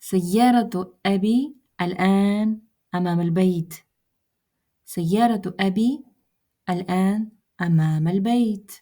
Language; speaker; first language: Arabic; non-native, fluent; Russian